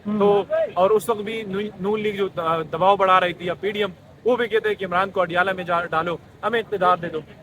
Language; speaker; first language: Urdu; non-native, local second language; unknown